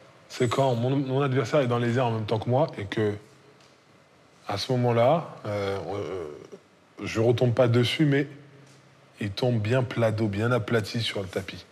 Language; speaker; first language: French; native; French